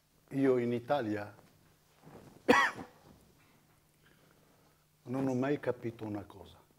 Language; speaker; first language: Italian; non-native, fluent; Arabic